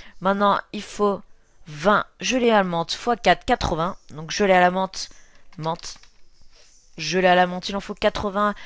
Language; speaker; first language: French; native; French